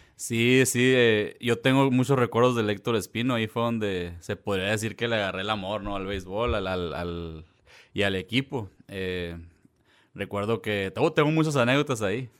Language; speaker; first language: Spanish; early bilingual, heritage; Spanish